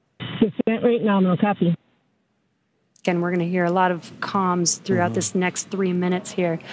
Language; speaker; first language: English; native; English